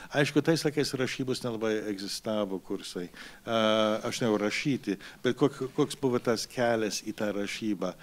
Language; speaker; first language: Lithuanian; early bilingual, heritage; Lithuanian